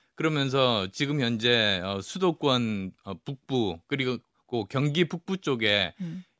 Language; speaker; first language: Korean; native; Korean